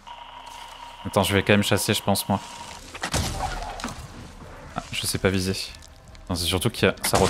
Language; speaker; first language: French; native; French